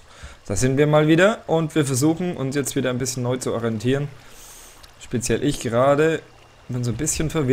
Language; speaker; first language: German; native; German